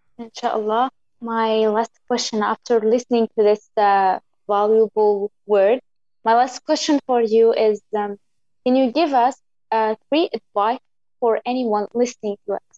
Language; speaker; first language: English; non-native, local second language; Arabic